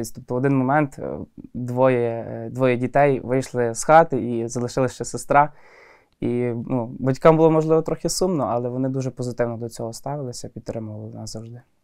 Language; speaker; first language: Ukrainian; native; Ukrainian